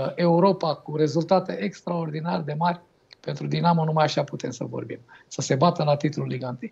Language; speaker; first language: Romanian; native; Romanian